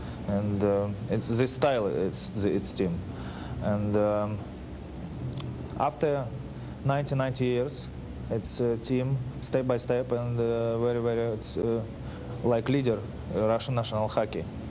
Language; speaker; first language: English; non-native, learner; Russian